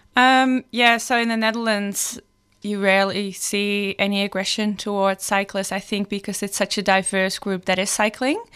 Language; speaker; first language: English; non-native, fluent; Dutch